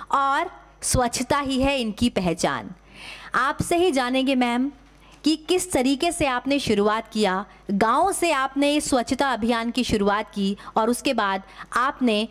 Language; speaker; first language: Hindi; native; Hindi